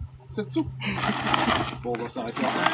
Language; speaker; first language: French; native; French